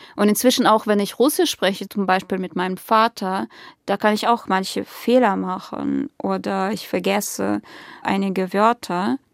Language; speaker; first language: German; non-native, fluent; Russian